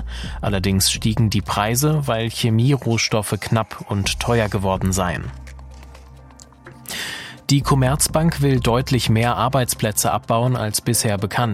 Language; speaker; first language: German; native; German